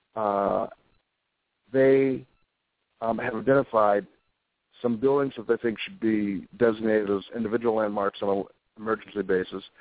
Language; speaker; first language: English; native; English